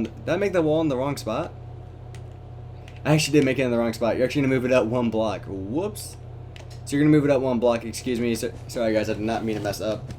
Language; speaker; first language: English; native; English